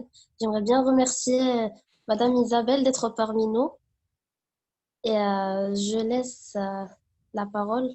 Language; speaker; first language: French; non-native, local second language; Arabic